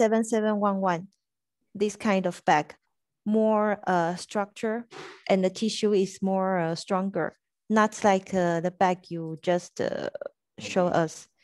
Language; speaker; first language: English; non-native, fluent; French